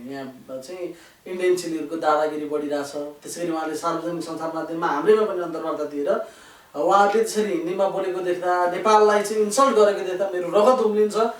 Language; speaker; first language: Nepali; native; Nepali